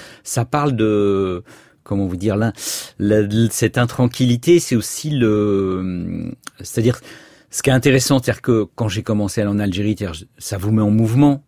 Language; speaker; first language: French; native; French